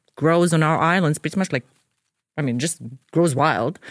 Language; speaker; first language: English; non-native, fluent; Croatian